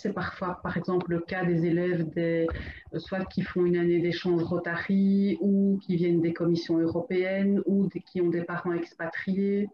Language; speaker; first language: French; native; French